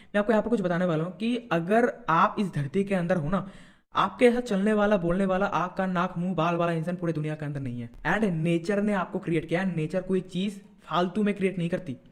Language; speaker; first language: Hindi; non-native, local second language; Bangla